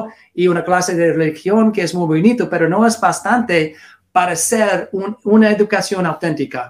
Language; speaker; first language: Spanish; non-native, learner; English